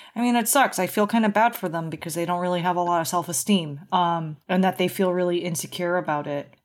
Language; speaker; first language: English; native; English